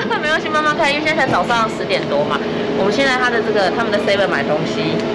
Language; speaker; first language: Chinese; native; Chinese